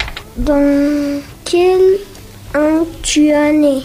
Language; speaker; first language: French; non-native, learner; Spanish